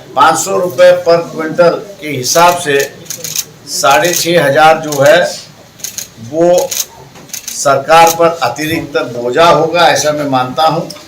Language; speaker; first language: Hindi; non-native, local second language; Marathi